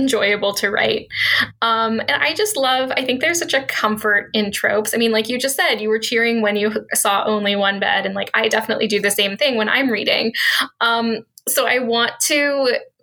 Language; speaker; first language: English; native; English